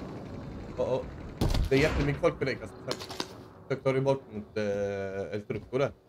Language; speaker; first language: Swedish; native; Swedish